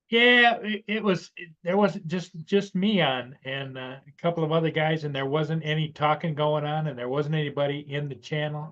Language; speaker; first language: English; native; English